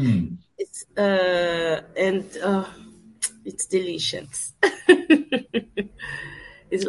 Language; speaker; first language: English; non-native, learner; Portuguese